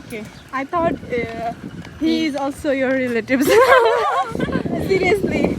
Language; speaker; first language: English; non-native, learner; Nepali